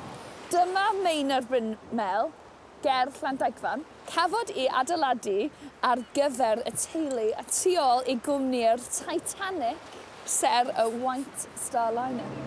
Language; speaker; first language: Welsh; non-native, learner; English